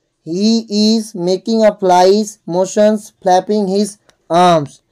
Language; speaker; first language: English; non-native, local second language; Bangla